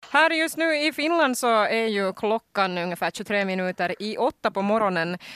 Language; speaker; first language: Swedish; native; Swedish